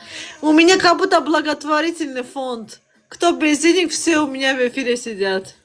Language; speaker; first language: Russian; non-native, local second language; Azerbaijani